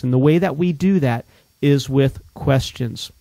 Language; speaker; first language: English; native; English